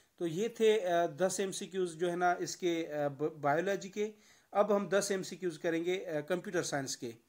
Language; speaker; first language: Urdu; non-native, local second language; Sindhi